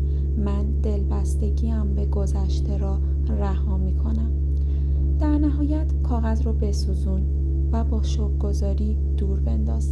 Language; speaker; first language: Persian; native; Persian